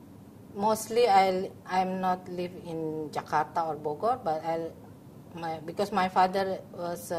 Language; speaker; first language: English; non-native, learner; Indonesian